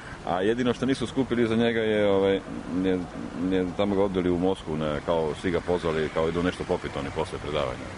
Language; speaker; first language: Croatian; native; Croatian